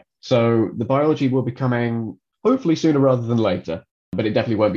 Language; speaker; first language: English; native; English